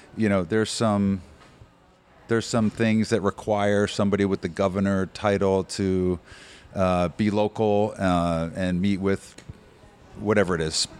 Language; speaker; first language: English; native; English